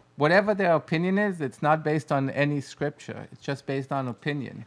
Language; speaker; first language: English; non-native, fluent; Hebrew